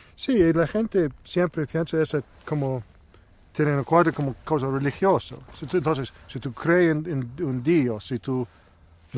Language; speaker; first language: Spanish; non-native, learner; Greek